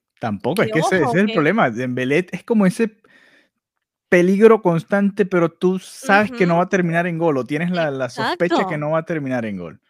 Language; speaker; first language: Spanish; native; Spanish